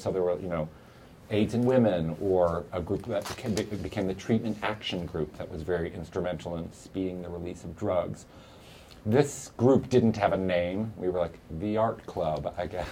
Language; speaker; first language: English; native; English